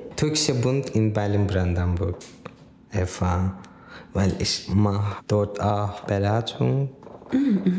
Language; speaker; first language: German; non-native, learner; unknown